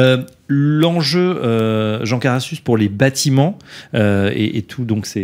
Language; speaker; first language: French; native; French